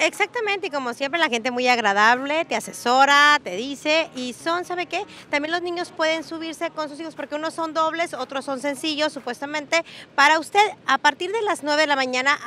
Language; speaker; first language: Spanish; native; Spanish